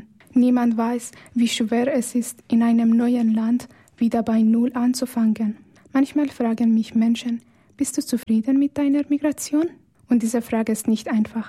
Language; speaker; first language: German; non-native, fluent; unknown